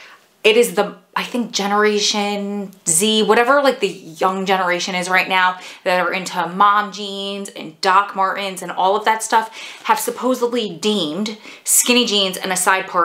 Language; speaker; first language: English; native; English